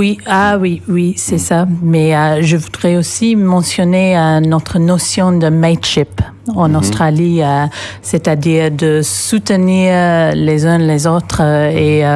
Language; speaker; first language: French; non-native, fluent; English